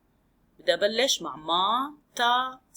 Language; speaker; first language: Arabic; native; Arabic